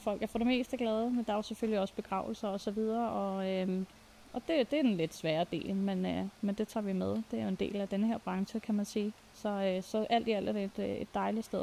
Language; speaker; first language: Danish; native; Danish